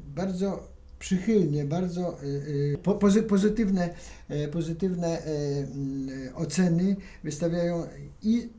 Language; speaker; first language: Polish; native; Polish